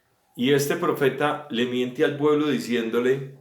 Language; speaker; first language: Spanish; native; Spanish